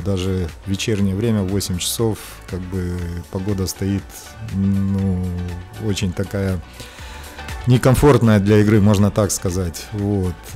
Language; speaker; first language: Russian; native; Russian